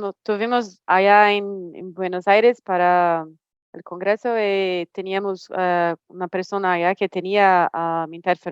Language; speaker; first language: Spanish; non-native, fluent; Portuguese